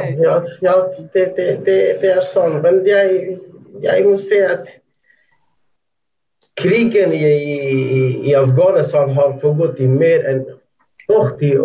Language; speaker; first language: Norwegian; non-native, fluent; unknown